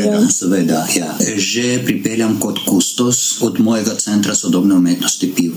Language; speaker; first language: Slovenian; non-native, learner; Armenian